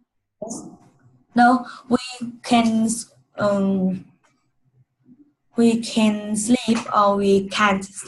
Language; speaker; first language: English; non-native, learner; Vietnamese